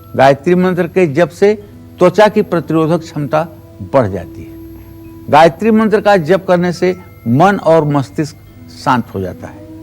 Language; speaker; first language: Hindi; native; Hindi